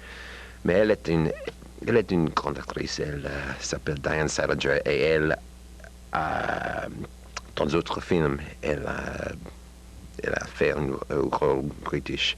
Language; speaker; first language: French; non-native, learner; English